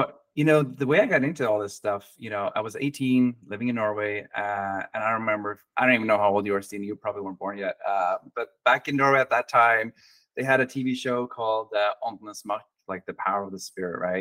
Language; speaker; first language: English; non-native, fluent; Norwegian